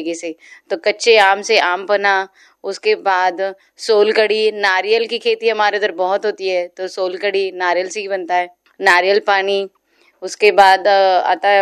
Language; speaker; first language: Hindi; non-native, local second language; Marathi